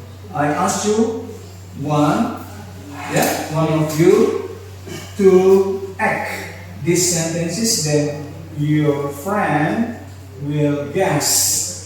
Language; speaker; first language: English; non-native, fluent; Indonesian